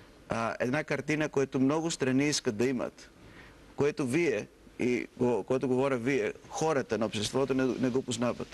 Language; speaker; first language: Bulgarian; non-native, fluent; Greek